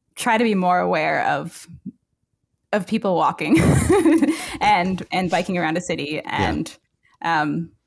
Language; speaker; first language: English; native; English